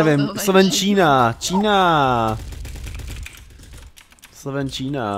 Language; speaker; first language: Slovak; non-native, learner; Czech